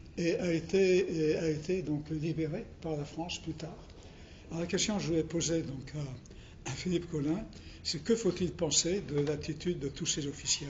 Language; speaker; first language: French; native; French